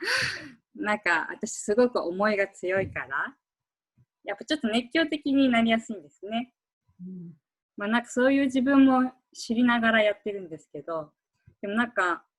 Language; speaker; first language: Japanese; native; Japanese